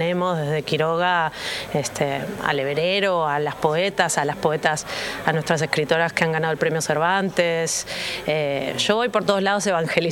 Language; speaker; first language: Spanish; native; Spanish